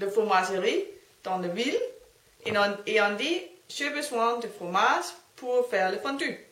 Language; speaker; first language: French; non-native, learner; Danish